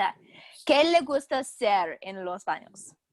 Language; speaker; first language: Spanish; non-native, learner; English